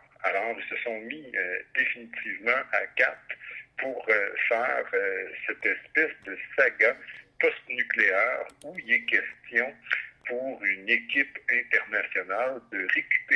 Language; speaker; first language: French; native; French